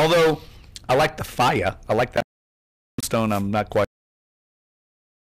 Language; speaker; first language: English; native; English